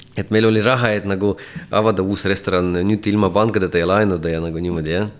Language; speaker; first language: Estonian; non-native, local second language; Russian